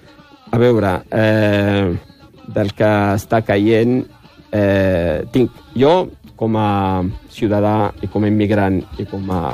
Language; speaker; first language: Catalan; non-native, fluent; Riffian